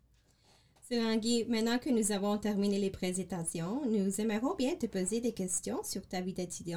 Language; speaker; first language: French; non-native, learner; English